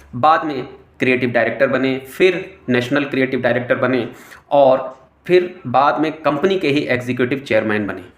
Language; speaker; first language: Hindi; native; Hindi